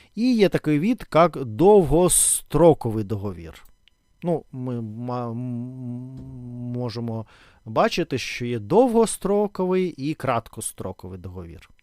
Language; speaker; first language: Ukrainian; native; Ukrainian